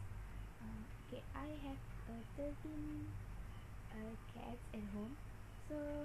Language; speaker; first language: English; non-native, local second language; Malay